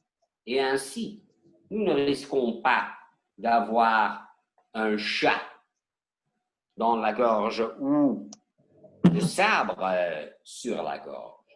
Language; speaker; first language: French; non-native, learner; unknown